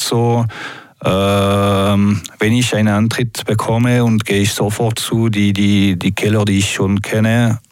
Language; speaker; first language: German; non-native, local second language; French